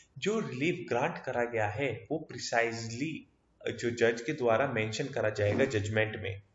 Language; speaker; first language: Hindi; native; Hindi